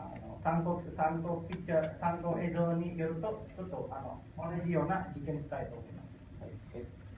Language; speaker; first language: Japanese; non-native, learner; Indonesian